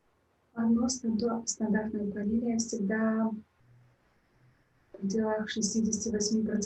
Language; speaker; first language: Russian; native; Russian